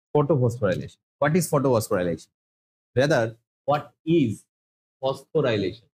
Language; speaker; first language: English; non-native, local second language; Bangla